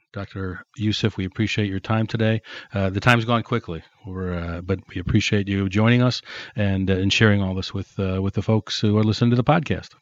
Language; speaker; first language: English; native; English